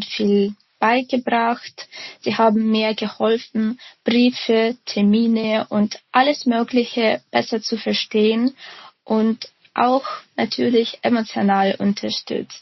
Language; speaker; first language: German; non-native, fluent; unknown